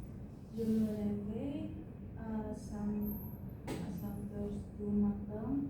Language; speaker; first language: French; non-native, learner; Indonesian